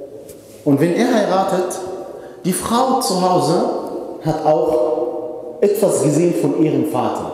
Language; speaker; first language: German; non-native, fluent; Arabic